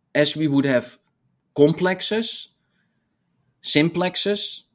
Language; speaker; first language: English; non-native, fluent; Dutch